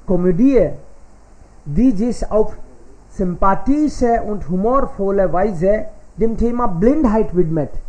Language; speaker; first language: German; non-native, fluent; Hindi